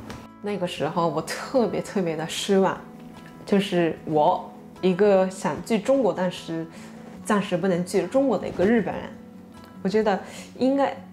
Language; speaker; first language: Chinese; non-native, fluent; Japanese